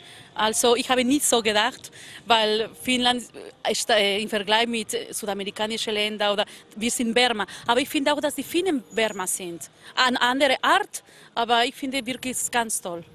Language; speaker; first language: German; non-native, fluent; Spanish